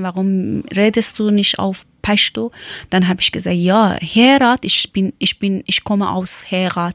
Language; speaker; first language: German; non-native, learner; Persian